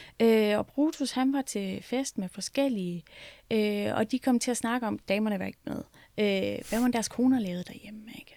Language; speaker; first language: Danish; native; Danish